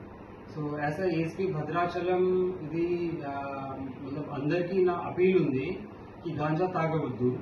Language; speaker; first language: Telugu; non-native, learner; Hindi